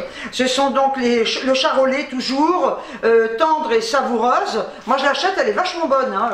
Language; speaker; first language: French; native; French